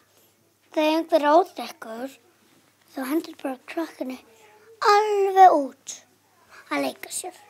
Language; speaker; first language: Icelandic; non-native, learner; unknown